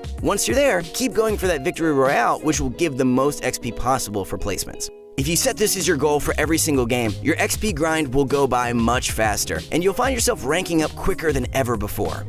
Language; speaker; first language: English; native; English